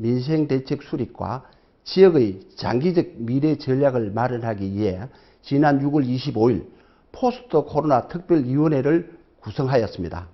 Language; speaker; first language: Korean; native; Korean